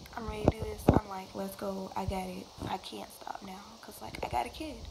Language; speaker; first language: English; native; English